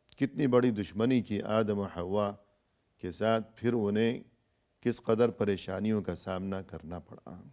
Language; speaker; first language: Urdu; native; Urdu